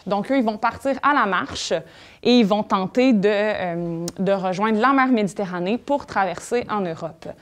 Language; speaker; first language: French; native; French